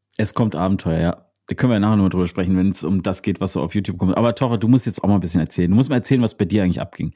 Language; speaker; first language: German; native; German